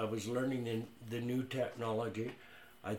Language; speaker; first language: English; native; English